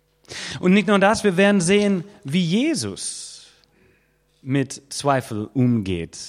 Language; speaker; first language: German; non-native, fluent; English